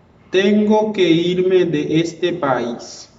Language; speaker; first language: Spanish; non-native, fluent; Haitian Creole